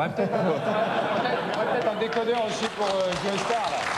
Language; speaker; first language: French; native; French